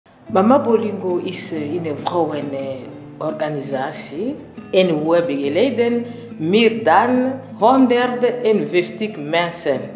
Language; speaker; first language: Dutch; non-native, learner; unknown